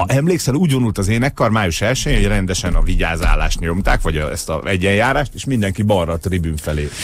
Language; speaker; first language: Hungarian; native; Hungarian